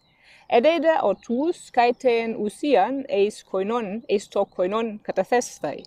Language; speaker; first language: Greek; non-native, fluent; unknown